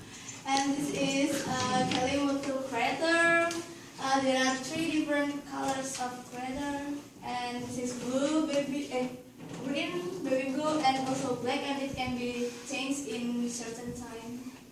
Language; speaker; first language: English; non-native, learner; Indonesian